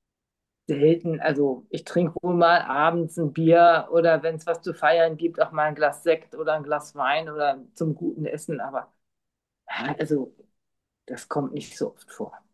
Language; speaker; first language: German; native; German